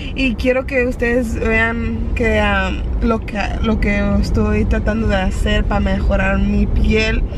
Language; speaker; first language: Spanish; early bilingual, heritage; Spanish